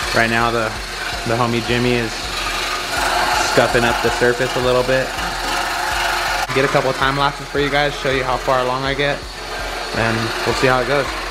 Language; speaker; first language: English; native; English